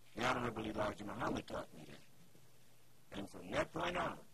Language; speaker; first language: English; native; English